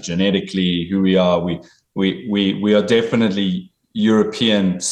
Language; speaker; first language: English; native; English